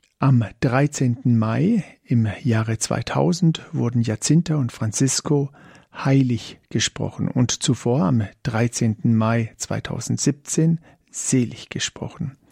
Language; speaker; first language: German; native; German